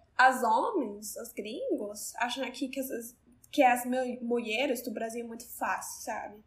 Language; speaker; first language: Portuguese; non-native, learner; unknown